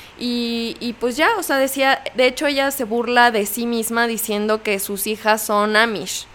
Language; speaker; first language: Spanish; native; Spanish